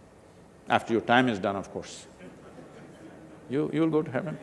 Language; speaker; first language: English; non-native, local second language; Kannada